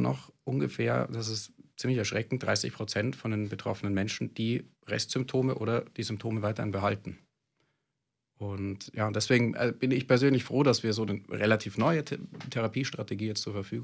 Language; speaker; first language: German; native; German